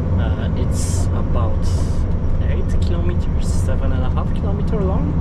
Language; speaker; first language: English; non-native, fluent; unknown